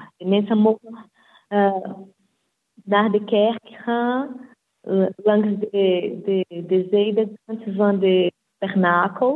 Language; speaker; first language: Dutch; non-native, fluent; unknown